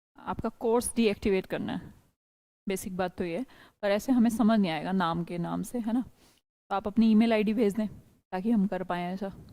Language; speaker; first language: Hindi; native; Hindi